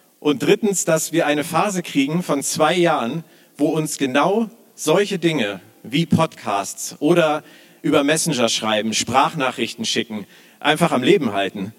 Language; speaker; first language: German; native; German